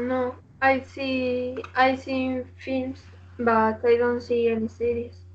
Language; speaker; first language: English; non-native, learner; Spanish